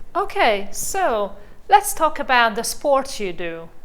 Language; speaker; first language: English; non-native, fluent; Hungarian